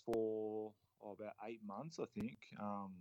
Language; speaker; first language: English; native; English